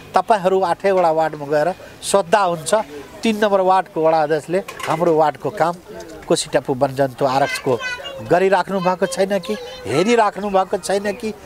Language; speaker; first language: Nepali; non-native, local second language; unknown